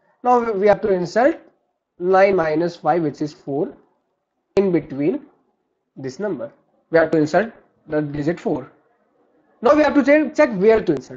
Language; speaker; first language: English; non-native, local second language; Hindi